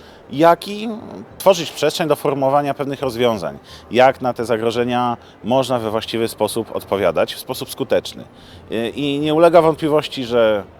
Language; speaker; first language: Polish; native; Polish